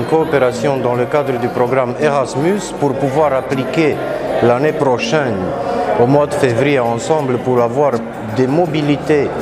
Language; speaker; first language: French; non-native, fluent; Romanian